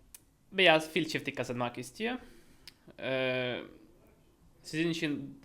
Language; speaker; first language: Turkish; non-native, fluent; Russian